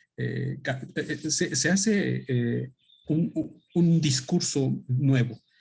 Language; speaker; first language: Spanish; native; Spanish